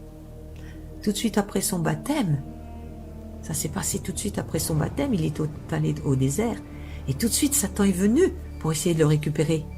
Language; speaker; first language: French; native; French